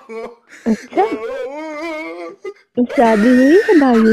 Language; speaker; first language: Hindi; non-native, local second language; Kashmiri